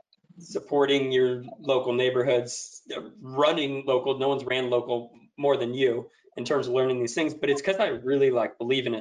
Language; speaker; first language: English; native; English